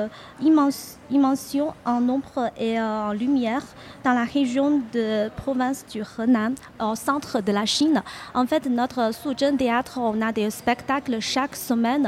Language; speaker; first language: French; non-native, fluent; Chinese